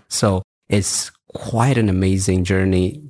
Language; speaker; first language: English; early bilingual, other home language; Amharic